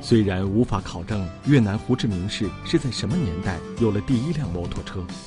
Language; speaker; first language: Chinese; native; Chinese